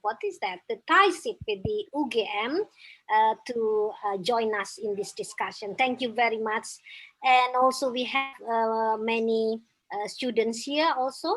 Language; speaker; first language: English; non-native, fluent; Indonesian